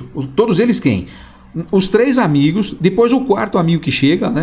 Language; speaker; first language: Portuguese; native; Portuguese